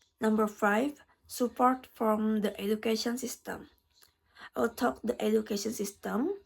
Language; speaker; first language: English; non-native, learner; Indonesian